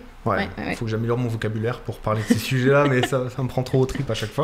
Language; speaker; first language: French; native; French